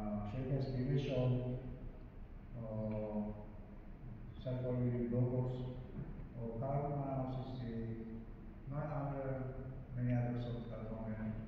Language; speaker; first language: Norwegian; non-native, learner; Urdu